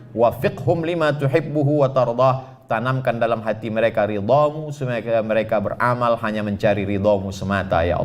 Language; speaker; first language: Indonesian; native; Indonesian